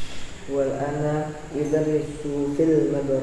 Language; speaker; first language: Arabic; non-native, learner; Indonesian